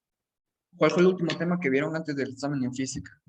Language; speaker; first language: Spanish; native; Spanish